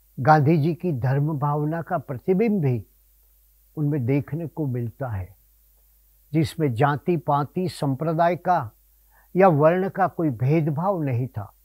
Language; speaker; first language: Hindi; non-native, local second language; Gujarati